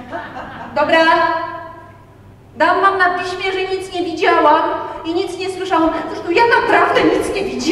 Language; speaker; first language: Polish; native; Polish